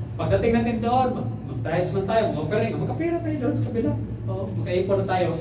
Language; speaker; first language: Filipino; non-native, local second language; Cebuano